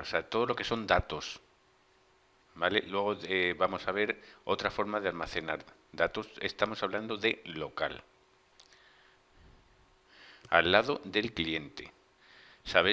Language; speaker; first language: Spanish; native; Spanish